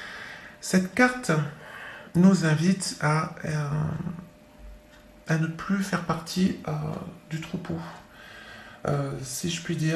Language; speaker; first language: French; native; French